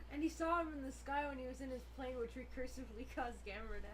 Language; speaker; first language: English; native; English